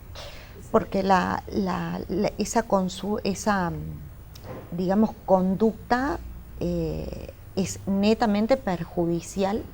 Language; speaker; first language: Spanish; native; Spanish